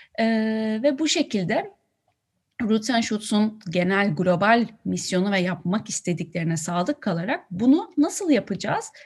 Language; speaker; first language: Turkish; native; Turkish